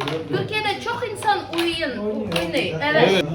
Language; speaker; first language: Turkish; non-native, learner; Russian